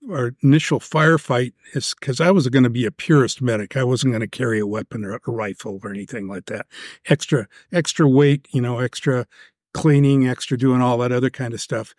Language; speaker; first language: English; native; English